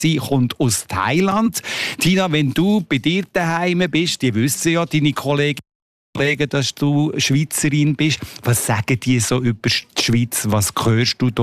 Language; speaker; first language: German; native; German